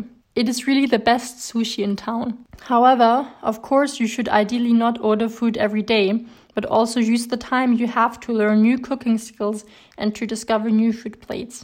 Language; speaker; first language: English; non-native, fluent; German